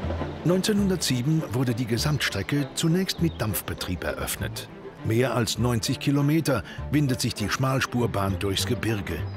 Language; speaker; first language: German; native; German